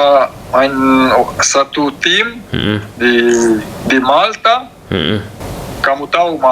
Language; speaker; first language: Indonesian; non-native, learner; Romanian